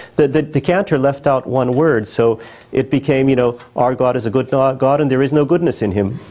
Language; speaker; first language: English; early bilingual, other home language; Ukrainian